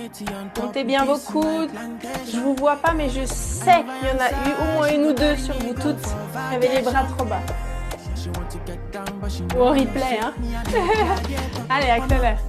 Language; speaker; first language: French; native; French